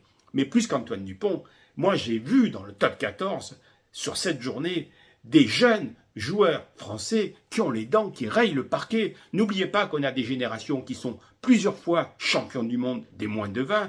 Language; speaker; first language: French; native; French